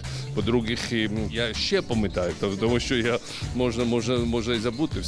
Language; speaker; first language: Ukrainian; non-native, learner; Georgian